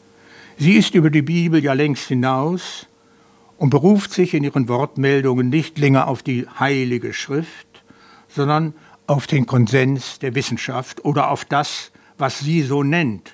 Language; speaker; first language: German; native; German